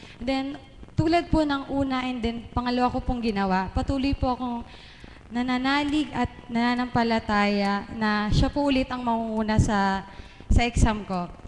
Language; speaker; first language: Filipino; native; Filipino